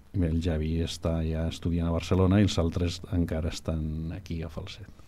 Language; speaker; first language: Catalan; non-native, local second language; Spanish